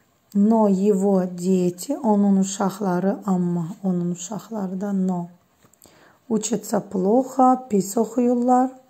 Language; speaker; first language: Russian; non-native, fluent; Azerbaijani